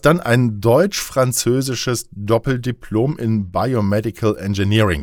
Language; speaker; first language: German; non-native, fluent; French